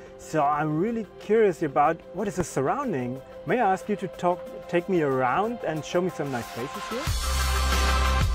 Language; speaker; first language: English; non-native, fluent; German